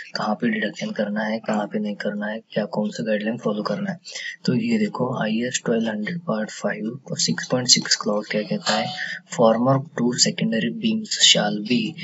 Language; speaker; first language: Hindi; native; Hindi